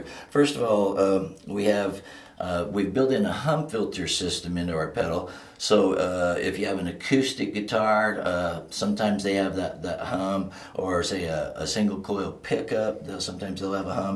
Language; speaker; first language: English; native; English